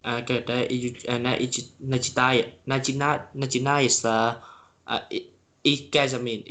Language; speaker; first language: Russian; non-native, learner; Vietnamese